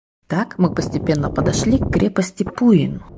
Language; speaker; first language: Russian; native; Russian